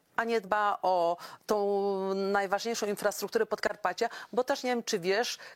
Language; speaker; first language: Polish; native; Polish